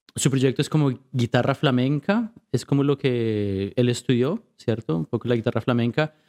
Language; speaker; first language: Spanish; native; Spanish